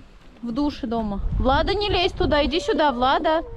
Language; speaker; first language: Russian; native; Russian